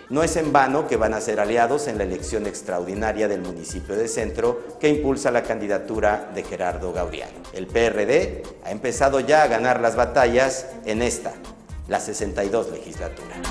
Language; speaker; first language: Spanish; native; Spanish